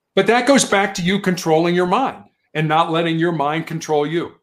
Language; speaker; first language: English; native; English